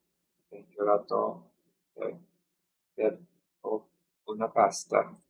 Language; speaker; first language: Italian; non-native, learner; English